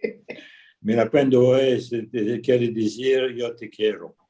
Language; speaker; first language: Spanish; early bilingual, heritage; Ladino